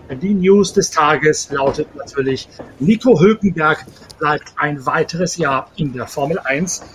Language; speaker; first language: German; native; German